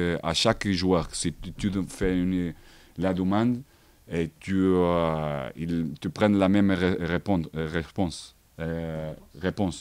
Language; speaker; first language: French; non-native, learner; Portuguese